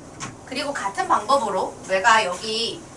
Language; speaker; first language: Korean; native; Korean